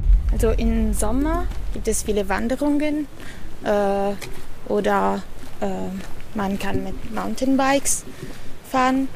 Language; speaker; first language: German; non-native, fluent; Italian